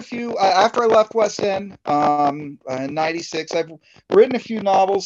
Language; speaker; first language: English; native; English